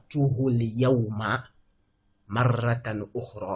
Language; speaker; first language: Arabic; non-native, fluent; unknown